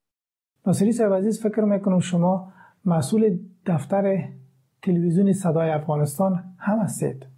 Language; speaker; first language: Persian; native; Persian